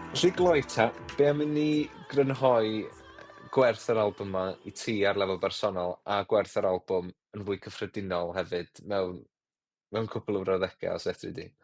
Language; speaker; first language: Welsh; native; Welsh